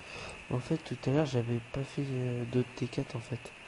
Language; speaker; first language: French; native; French